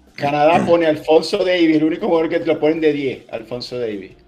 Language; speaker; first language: Spanish; native; Spanish